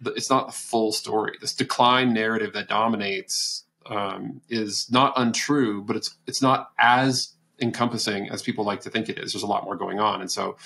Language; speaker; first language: English; native; English